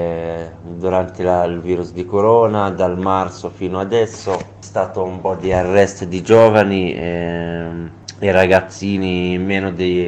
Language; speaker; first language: Italian; non-native, learner; Arabic